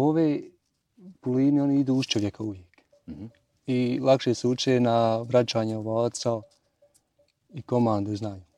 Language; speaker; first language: Bosnian; native; Bosnian